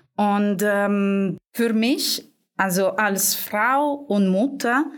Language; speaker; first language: German; non-native, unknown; Italian